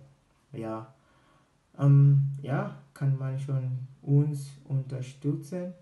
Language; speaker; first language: German; non-native, learner; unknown